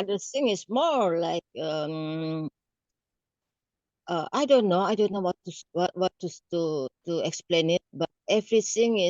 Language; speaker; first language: English; non-native, learner; Indonesian